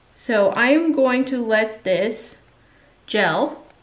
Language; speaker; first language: English; native; English